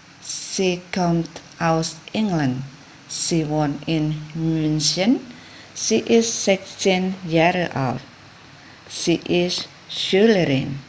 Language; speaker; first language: German; non-native, fluent; Indonesian